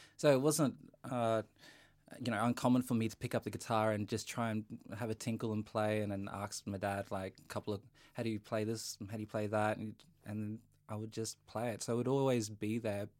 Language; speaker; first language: English; native; English